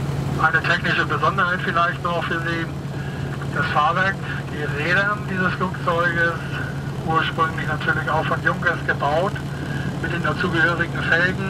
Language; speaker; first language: German; native; German